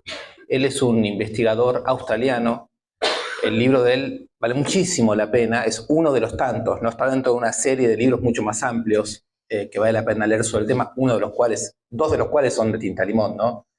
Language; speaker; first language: Spanish; native; Spanish